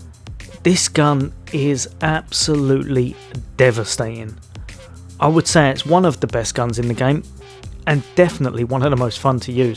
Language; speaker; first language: English; native; English